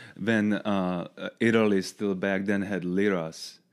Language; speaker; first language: English; non-native, fluent; Czech